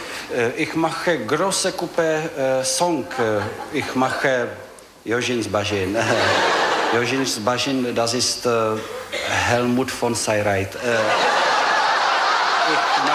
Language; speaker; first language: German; non-native, learner; Czech